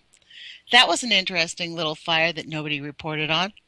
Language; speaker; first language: English; native; English